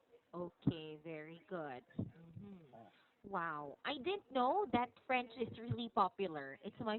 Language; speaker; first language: English; non-native, local second language; Filipino